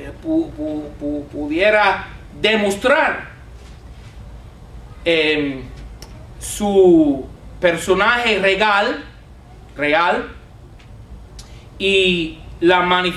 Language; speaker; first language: Spanish; non-native, fluent; English